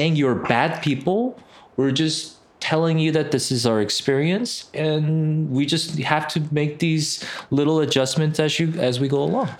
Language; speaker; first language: English; early bilingual, other home language; Korean